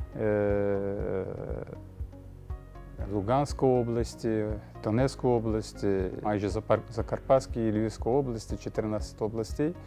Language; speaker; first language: Ukrainian; non-native, learner; Turkish